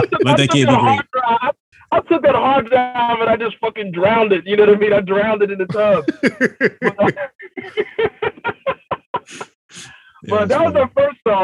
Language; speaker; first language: English; native; English